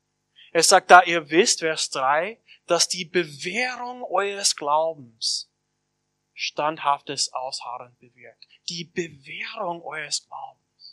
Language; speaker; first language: German; non-native, fluent; English